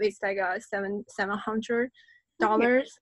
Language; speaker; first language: English; non-native, fluent; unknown